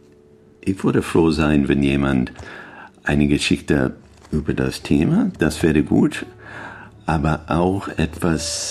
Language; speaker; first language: German; non-native, learner; English